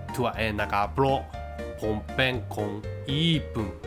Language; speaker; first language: Thai; non-native, learner; Japanese